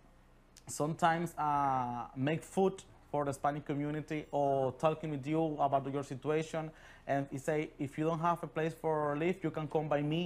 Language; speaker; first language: English; non-native, learner; Spanish